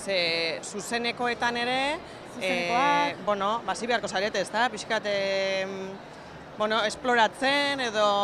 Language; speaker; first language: Basque; native; Basque